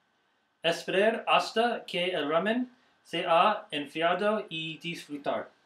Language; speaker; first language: Spanish; non-native, learner; English